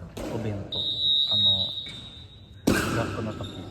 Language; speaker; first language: Japanese; non-native, learner; Indonesian